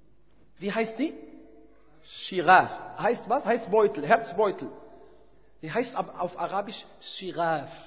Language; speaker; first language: German; non-native, fluent; Arabic